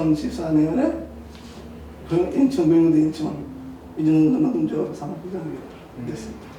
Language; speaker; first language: Korean; non-native, learner; Bangla